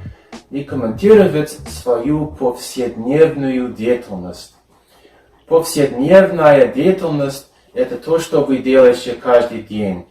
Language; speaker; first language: Russian; non-native, fluent; English